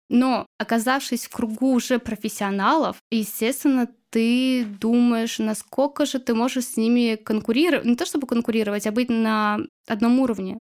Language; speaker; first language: Russian; native; Russian